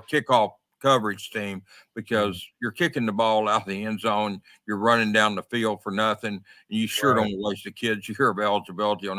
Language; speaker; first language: English; native; English